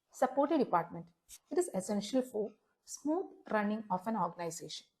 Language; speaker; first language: English; non-native, local second language; Malayalam